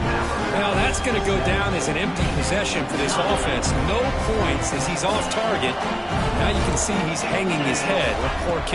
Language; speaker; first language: English; native; English